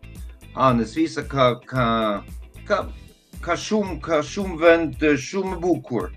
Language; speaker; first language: Albanian; non-native, learner; German